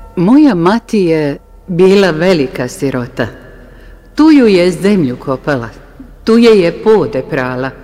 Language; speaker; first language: Bosnian; native; Bosnian